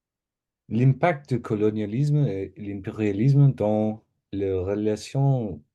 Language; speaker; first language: French; non-native, learner; English